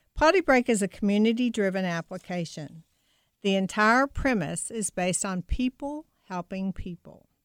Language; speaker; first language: English; native; English